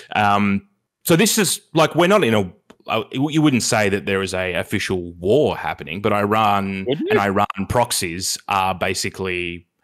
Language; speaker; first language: English; native; English